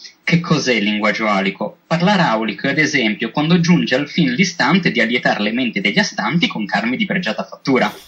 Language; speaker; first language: Italian; native; Italian